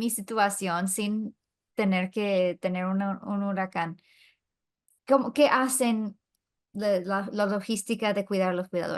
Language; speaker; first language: Spanish; non-native, fluent; English